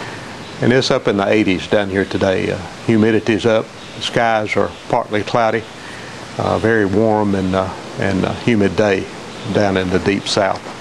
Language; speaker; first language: English; native; English